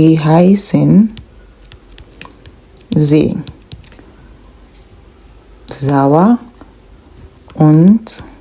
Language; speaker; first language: German; non-native, learner; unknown